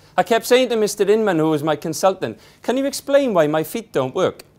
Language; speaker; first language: English; native; English